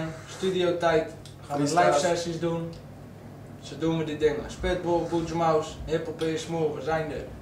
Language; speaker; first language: Dutch; native; Dutch